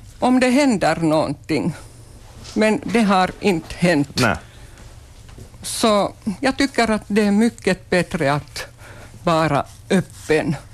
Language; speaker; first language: Swedish; non-native, local second language; Finnish